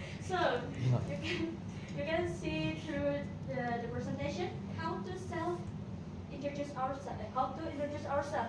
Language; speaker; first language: English; non-native, fluent; Indonesian